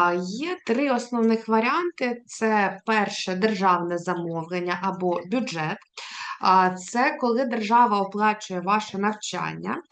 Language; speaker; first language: Ukrainian; native; Ukrainian